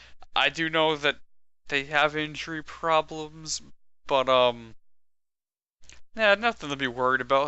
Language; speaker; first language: English; native; English